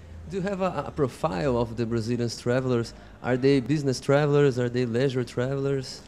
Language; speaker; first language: English; non-native, fluent; Portuguese